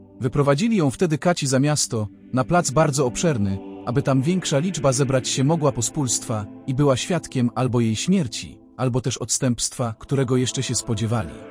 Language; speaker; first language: Polish; native; Polish